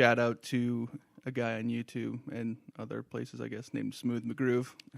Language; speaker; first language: English; native; English